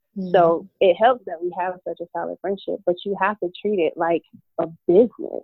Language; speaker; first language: English; native; English